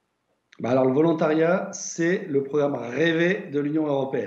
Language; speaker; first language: French; native; French